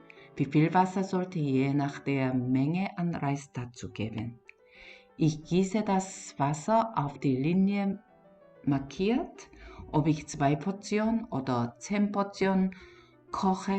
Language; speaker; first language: German; non-native, learner; Korean